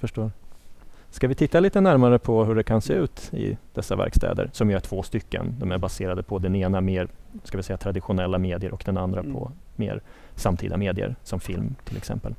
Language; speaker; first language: Swedish; native; Swedish